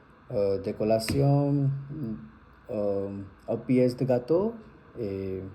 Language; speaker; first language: French; non-native, learner; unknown